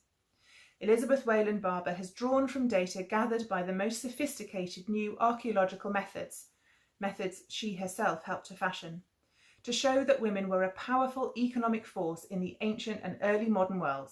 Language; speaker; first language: English; native; English